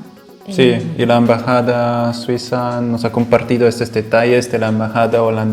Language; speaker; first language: Spanish; non-native, fluent; German